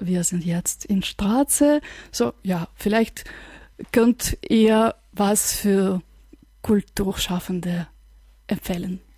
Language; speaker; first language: German; non-native, fluent; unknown